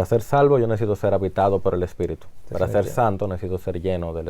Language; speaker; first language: Spanish; native; Spanish